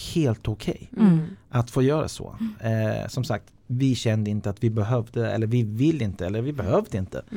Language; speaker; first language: Swedish; non-native, fluent; English